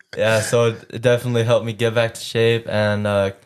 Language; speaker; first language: English; early bilingual, other home language; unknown